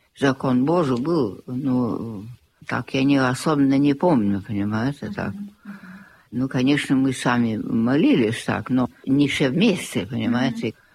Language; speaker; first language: Russian; early bilingual, heritage; Russian